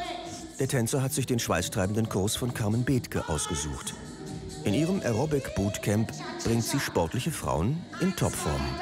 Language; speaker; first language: German; native; German